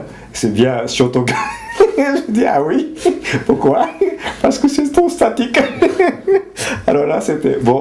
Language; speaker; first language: French; non-native, fluent; Japanese